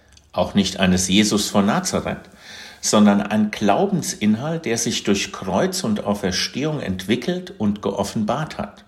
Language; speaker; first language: German; native; German